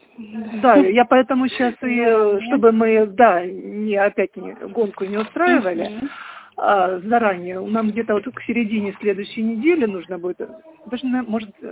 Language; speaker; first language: Russian; native; Russian